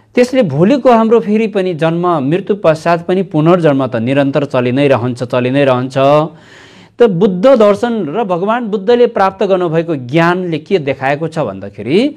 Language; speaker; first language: Nepali; non-native, local second language; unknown